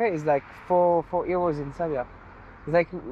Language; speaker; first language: English; non-native, fluent; French